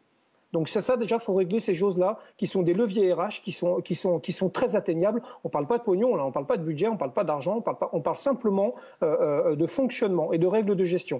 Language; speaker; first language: French; native; French